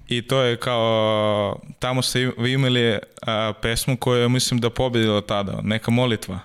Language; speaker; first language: Serbian; non-native, learner; Russian